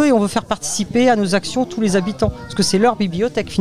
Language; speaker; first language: French; native; French